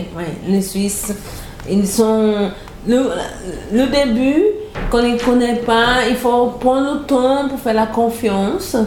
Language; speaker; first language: French; non-native, learner; Portuguese